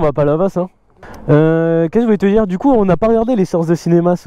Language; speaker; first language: French; native; French